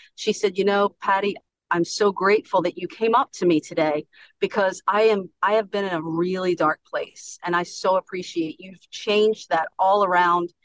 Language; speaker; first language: English; native; English